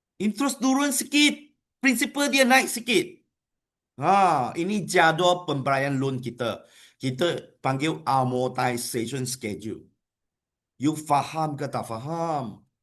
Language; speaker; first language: Malay; non-native, local second language; Chinese